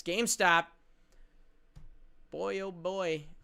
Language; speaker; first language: English; native; English